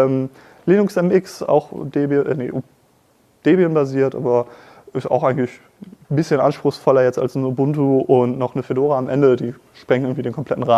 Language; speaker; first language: German; native; German